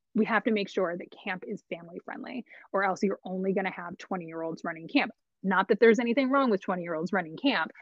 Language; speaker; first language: English; native; English